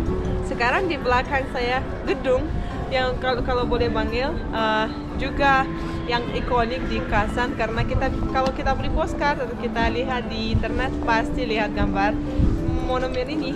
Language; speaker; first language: Indonesian; non-native, fluent; Russian